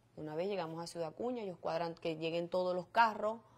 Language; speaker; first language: Spanish; native; Spanish